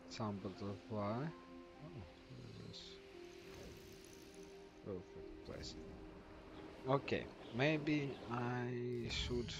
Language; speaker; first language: English; non-native, learner; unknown